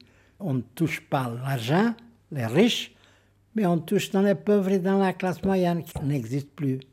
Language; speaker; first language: French; non-native, fluent; Portuguese